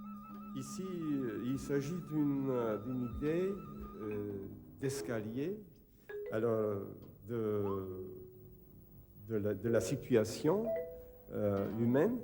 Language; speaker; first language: French; non-native, fluent; Czech